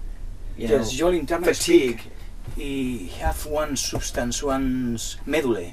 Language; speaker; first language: English; non-native, learner; Spanish